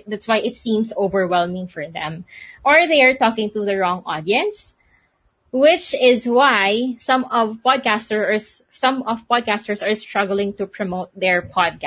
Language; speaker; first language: English; non-native, local second language; Filipino